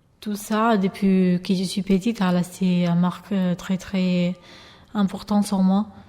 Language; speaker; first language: French; early bilingual, other home language; Albanian